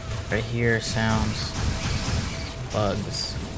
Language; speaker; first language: English; non-native, local second language; Spanish